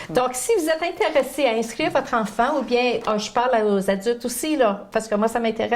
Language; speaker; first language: French; native; French